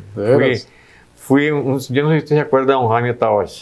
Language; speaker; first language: Spanish; native; Spanish